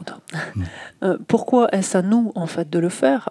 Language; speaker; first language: French; native; French